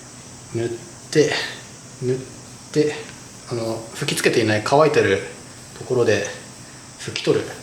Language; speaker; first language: Japanese; native; Japanese